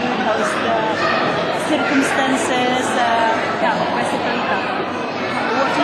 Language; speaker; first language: English; non-native, learner; Indonesian